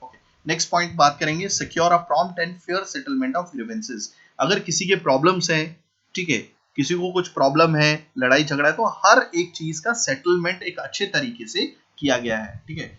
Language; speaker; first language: Hindi; native; Hindi